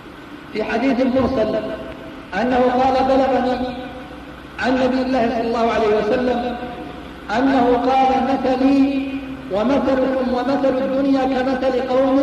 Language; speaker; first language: Arabic; native; Arabic